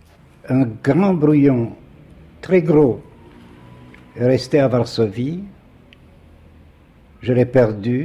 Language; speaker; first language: French; non-native, fluent; Polish